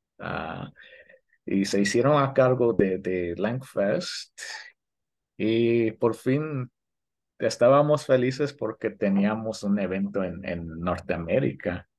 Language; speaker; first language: Spanish; early bilingual, heritage; Spanish